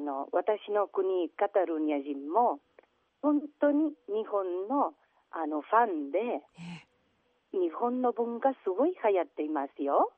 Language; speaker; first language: Japanese; non-native, learner; Catalan